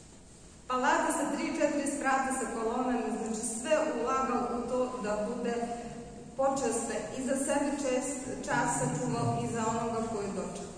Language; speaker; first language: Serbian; non-native, fluent; Russian